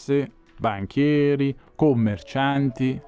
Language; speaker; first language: Italian; native; Italian